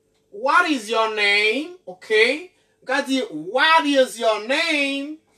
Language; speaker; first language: English; non-native, fluent; Haitian Creole